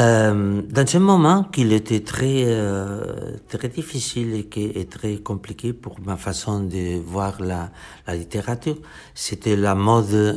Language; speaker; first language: French; non-native, fluent; Catalan